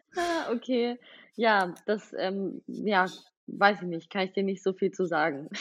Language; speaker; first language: German; native; German